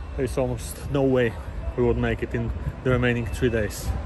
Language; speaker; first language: English; non-native, fluent; Bulgarian